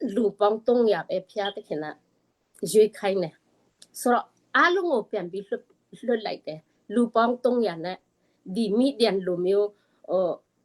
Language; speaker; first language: Burmese; non-native, local second language; Tedim Chin